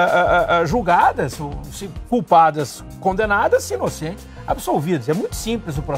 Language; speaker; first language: Portuguese; native; Portuguese